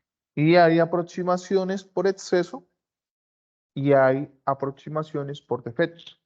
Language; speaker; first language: Spanish; native; Spanish